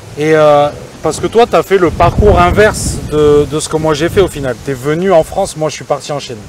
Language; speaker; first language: French; native; French